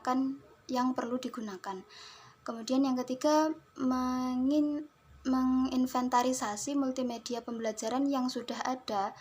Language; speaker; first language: Indonesian; native; Indonesian